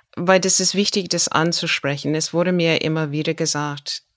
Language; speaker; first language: German; non-native, fluent; English